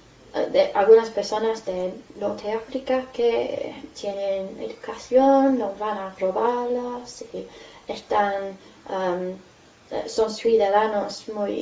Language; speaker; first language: Spanish; non-native, fluent; English